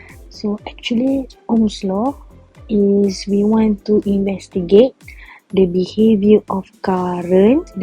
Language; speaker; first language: English; non-native, local second language; Malay